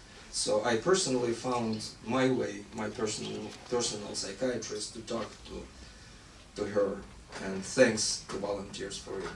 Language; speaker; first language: English; non-native, fluent; Ukrainian